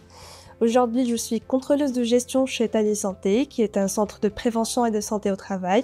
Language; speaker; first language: French; non-native, local second language; Arabic